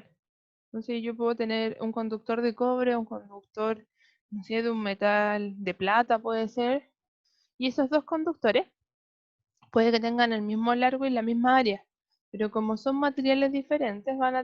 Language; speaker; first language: Spanish; native; Spanish